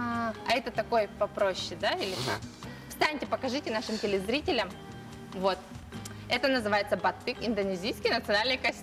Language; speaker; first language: Russian; native; Russian